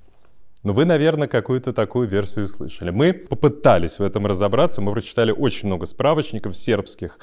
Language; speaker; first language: Russian; native; Russian